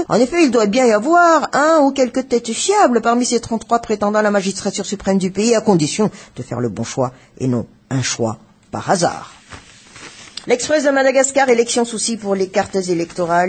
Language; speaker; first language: French; non-native, local second language; Malagasy